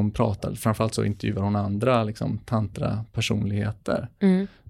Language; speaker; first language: Swedish; native; Swedish